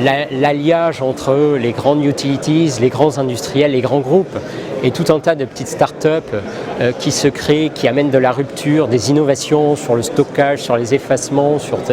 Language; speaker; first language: French; native; French